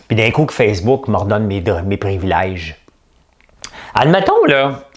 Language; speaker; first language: French; native; French